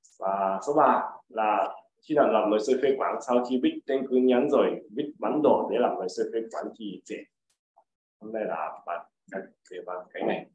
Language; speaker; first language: Vietnamese; non-native, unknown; Japanese